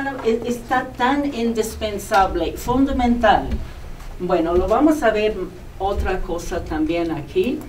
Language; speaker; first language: Spanish; non-native, fluent; English